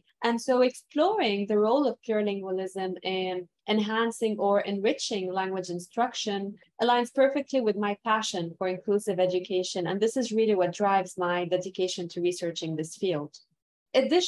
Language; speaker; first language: English; non-native, fluent; Arabic